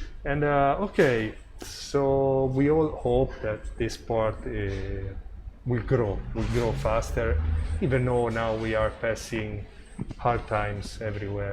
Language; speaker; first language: English; non-native, fluent; Italian